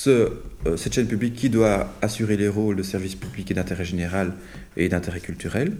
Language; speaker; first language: French; native; French